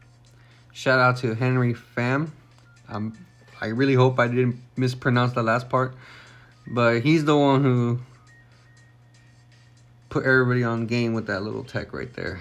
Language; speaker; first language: English; native; English